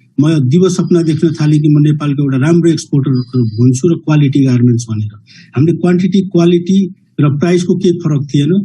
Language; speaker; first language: Nepali; native; Nepali